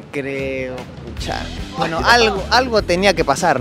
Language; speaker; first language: Spanish; native; Spanish